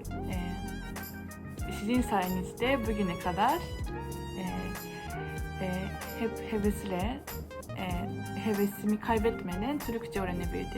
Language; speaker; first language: Turkish; non-native, fluent; Japanese